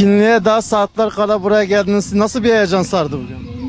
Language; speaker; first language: Turkish; non-native, local second language; Kurdish